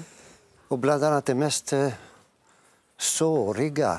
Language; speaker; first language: Swedish; non-native, fluent; Greek